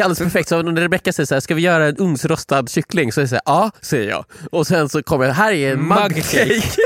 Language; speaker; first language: Swedish; native; Swedish